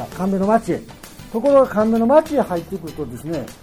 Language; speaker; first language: Japanese; native; Japanese